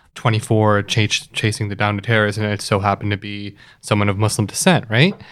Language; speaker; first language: English; native; English